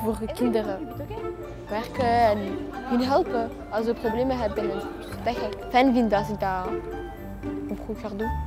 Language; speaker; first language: Dutch; non-native, local second language; French